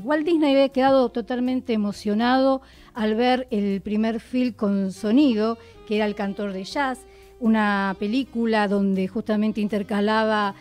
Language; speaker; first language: Spanish; native; Spanish